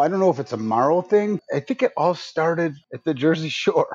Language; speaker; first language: English; native; English